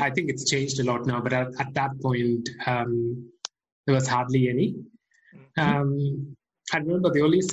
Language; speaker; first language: English; non-native, local second language; Malayalam